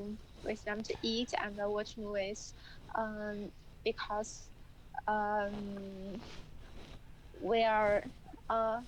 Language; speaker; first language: English; non-native, learner; Chinese